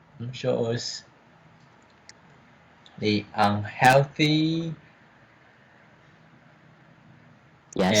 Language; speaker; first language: English; non-native, learner; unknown